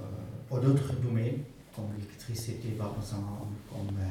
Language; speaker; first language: French; non-native, fluent; Arabic